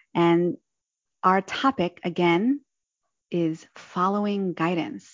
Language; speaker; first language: English; native; English